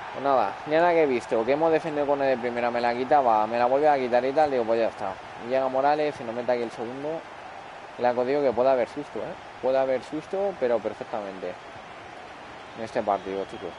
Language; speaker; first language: Spanish; native; Spanish